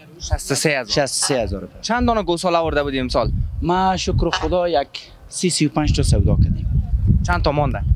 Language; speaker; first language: Persian; native; Persian